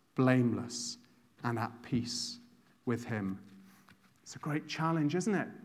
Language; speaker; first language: English; native; English